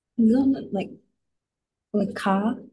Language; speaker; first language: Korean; non-native, learner; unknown